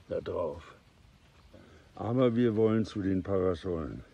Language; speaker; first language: German; native; German